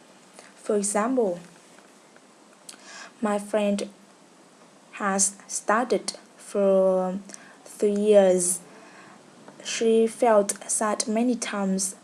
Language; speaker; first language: English; non-native, learner; Vietnamese